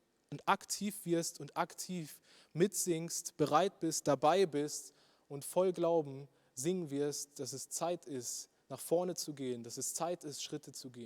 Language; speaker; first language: German; native; German